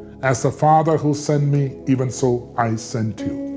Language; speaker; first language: English; non-native, local second language; Malayalam